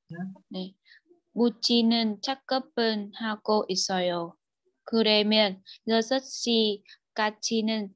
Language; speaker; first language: Korean; non-native, learner; Vietnamese